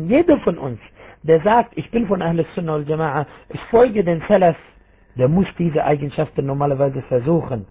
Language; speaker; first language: German; non-native, fluent; Arabic